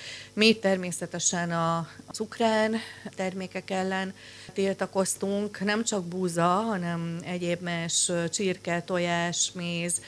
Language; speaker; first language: Hungarian; native; Hungarian